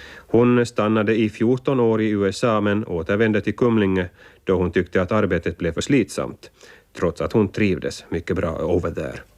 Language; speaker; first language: Swedish; native; Swedish